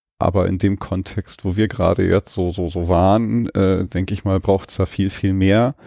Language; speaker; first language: German; native; German